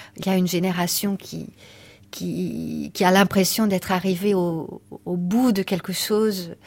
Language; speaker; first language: French; non-native, fluent; Portuguese